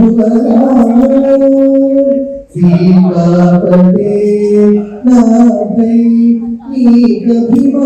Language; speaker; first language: Telugu; native; Telugu